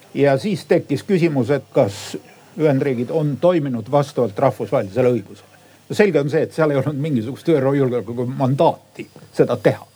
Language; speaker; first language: Estonian; native; Estonian